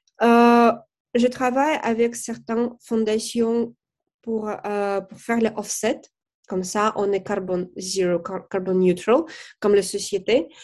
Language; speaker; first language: French; non-native, fluent; Russian